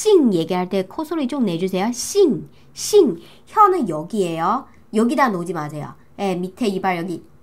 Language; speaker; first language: Korean; non-native, fluent; Chinese